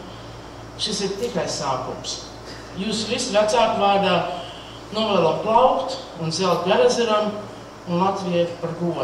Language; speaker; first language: Latvian; early bilingual, heritage; Latvian